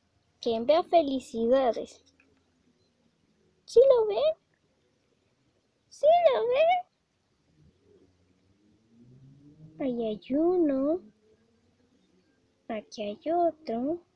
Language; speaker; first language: Spanish; native; Spanish